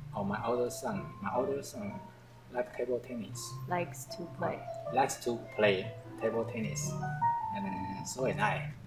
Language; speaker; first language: English; non-native, learner; Chinese